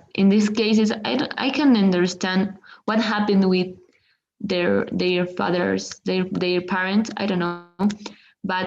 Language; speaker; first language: English; non-native, learner; Spanish